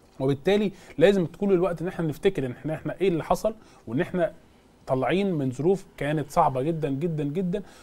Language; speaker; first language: Arabic; native; Arabic